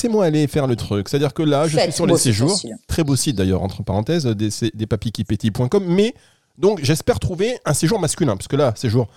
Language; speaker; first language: French; native; French